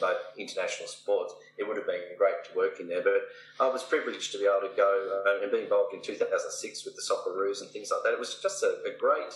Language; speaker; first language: English; native; English